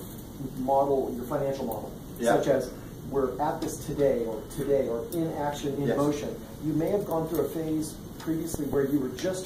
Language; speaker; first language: English; native; English